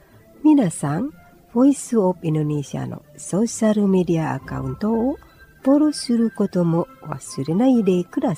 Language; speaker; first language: Japanese; non-native, fluent; Indonesian